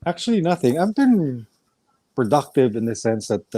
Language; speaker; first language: English; non-native, local second language; Filipino